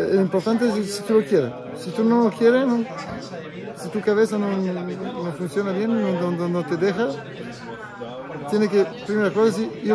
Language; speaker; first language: Spanish; non-native, learner; Italian